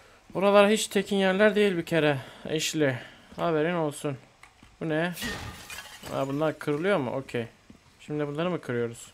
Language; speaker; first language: Turkish; native; Turkish